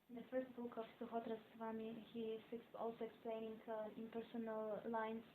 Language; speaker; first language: English; non-native, fluent; Bulgarian